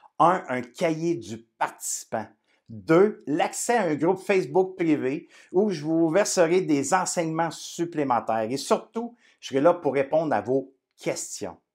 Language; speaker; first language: French; native; French